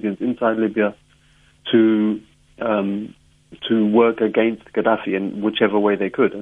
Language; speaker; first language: English; native; English